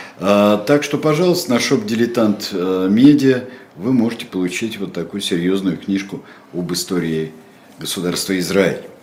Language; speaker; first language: Russian; native; Russian